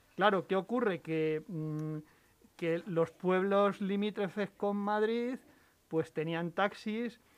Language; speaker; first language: Spanish; native; Spanish